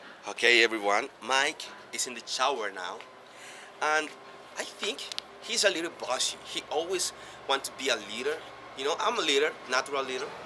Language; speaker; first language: English; non-native, learner; Spanish